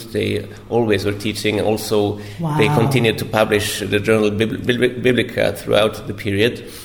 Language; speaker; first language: English; non-native, fluent; German